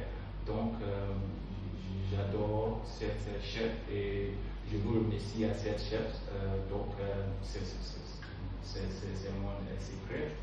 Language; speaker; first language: French; non-native, learner; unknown